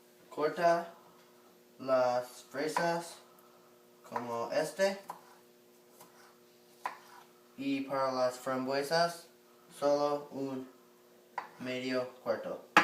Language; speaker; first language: Spanish; non-native, learner; English